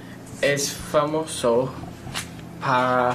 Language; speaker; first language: Spanish; non-native, learner; English